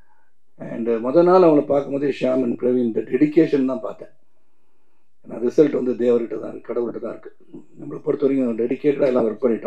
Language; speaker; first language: Tamil; native; Tamil